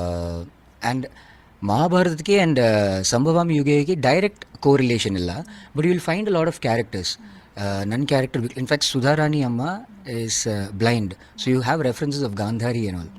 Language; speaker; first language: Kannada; non-native, learner; Malayalam